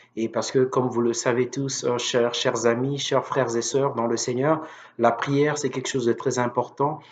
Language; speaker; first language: French; non-native, local second language; Lingala